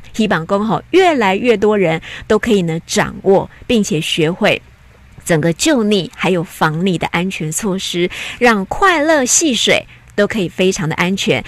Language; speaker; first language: Chinese; native; Chinese